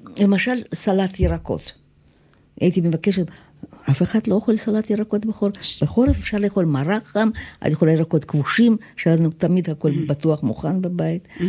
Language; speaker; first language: Hebrew; non-native, fluent; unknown